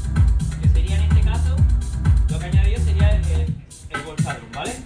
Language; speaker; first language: Spanish; native; Spanish